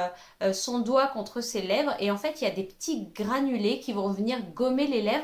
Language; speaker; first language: French; native; French